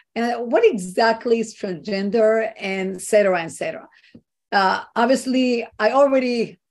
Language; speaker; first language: English; non-native, fluent; Hebrew